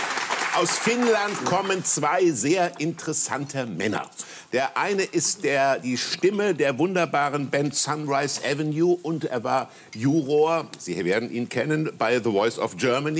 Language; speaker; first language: German; native; German